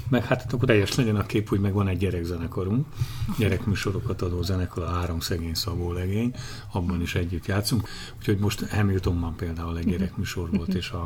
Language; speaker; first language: Hungarian; native; Hungarian